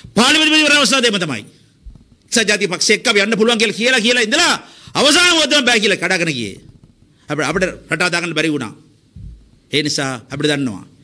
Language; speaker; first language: Sinhala; non-native, local second language; Tamil